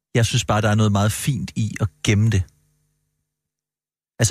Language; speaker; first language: Danish; native; Danish